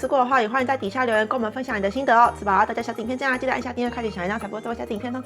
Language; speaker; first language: Chinese; native; Chinese